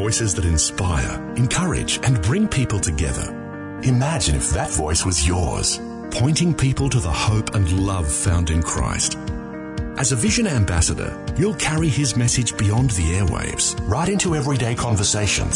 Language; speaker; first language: English; native; English